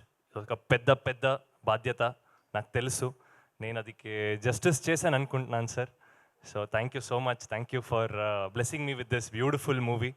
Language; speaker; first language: Telugu; non-native, learner; Kannada